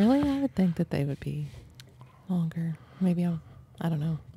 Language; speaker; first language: English; native; English